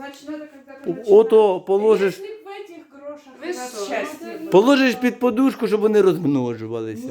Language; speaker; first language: Ukrainian; native; Ukrainian